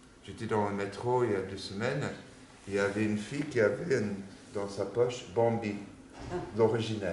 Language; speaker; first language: French; non-native, fluent; English